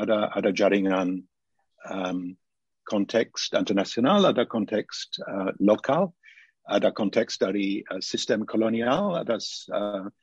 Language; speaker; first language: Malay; non-native, fluent; English